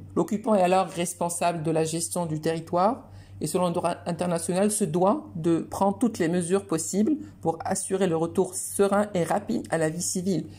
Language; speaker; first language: French; non-native, local second language; Arabic